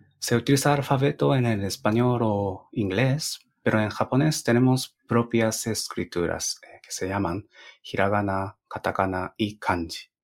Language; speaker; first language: Spanish; non-native, fluent; Japanese